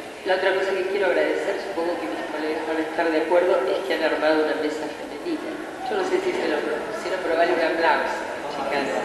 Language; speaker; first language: Spanish; native; Spanish